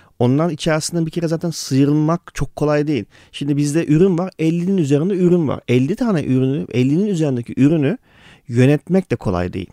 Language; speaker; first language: Turkish; early bilingual, heritage; Turkish